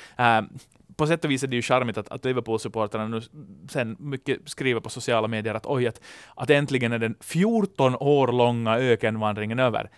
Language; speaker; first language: Swedish; native; Swedish